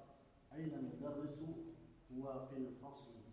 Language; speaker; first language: Arabic; non-native, learner; Indonesian